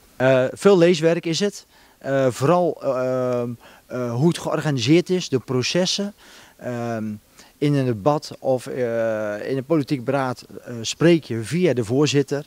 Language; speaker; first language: Dutch; native; Dutch